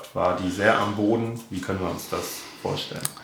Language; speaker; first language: German; native; German